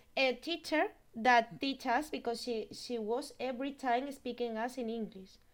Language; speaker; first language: English; non-native, learner; Spanish